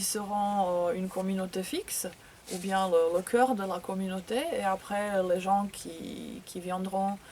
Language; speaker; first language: French; non-native, fluent; Croatian